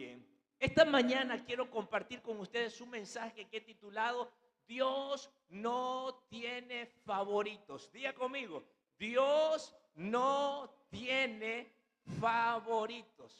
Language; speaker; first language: Spanish; native; Spanish